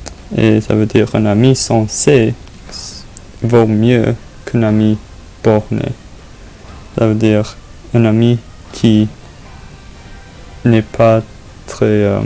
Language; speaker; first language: French; non-native, learner; English